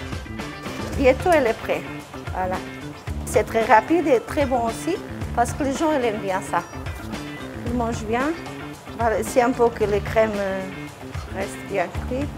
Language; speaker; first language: French; non-native, fluent; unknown